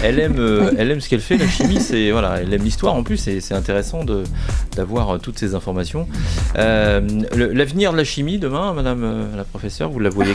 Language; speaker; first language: French; native; French